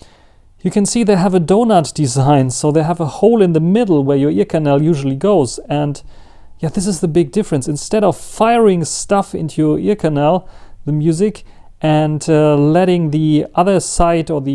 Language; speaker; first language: English; non-native, fluent; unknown